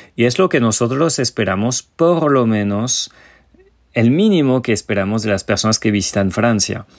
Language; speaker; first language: Spanish; non-native, fluent; French